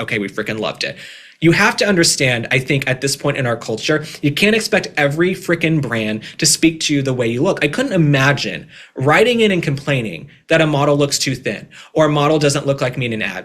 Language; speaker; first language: English; native; English